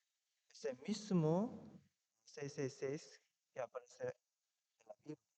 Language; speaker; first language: Spanish; non-native, fluent; Korean